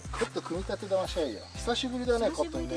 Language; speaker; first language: Japanese; native; Japanese